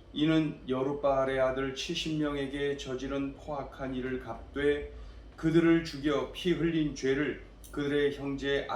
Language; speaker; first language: Korean; native; Korean